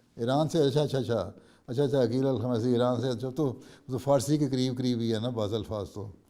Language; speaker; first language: Urdu; native; Urdu